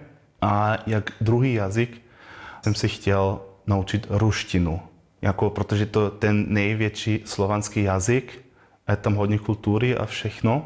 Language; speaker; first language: Czech; non-native, fluent; Croatian